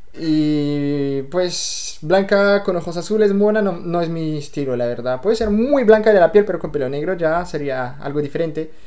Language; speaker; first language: Spanish; non-native, fluent; French